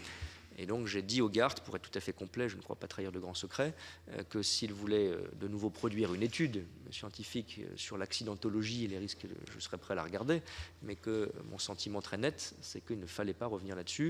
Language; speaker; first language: French; native; French